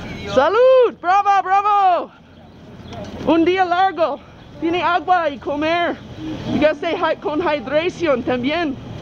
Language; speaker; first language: Spanish; non-native, learner; English